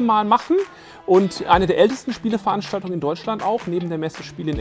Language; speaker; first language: German; native; German